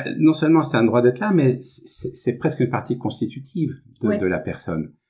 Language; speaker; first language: French; native; French